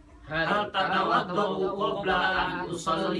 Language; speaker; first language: Arabic; non-native, learner; Indonesian